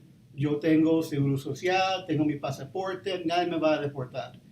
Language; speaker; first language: Spanish; early bilingual, heritage; Spanish